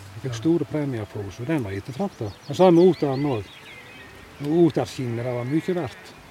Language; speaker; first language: Norwegian; native; Norwegian